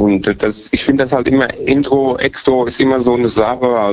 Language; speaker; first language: German; native; German